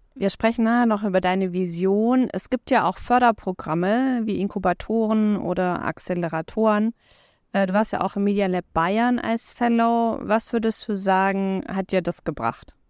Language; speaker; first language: German; native; German